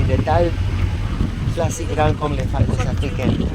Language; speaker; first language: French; non-native, learner; Spanish